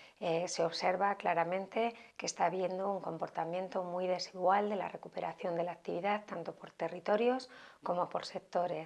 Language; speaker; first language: Spanish; native; Spanish